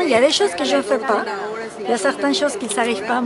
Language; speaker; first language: French; non-native, fluent; Spanish